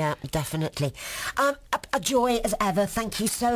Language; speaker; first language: English; native; English